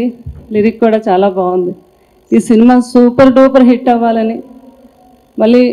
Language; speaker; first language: Telugu; native; Telugu